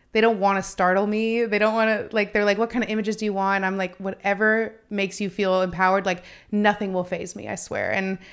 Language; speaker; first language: English; native; English